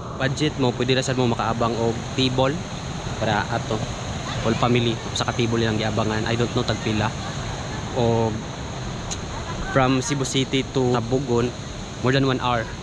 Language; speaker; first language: Cebuano; native; Cebuano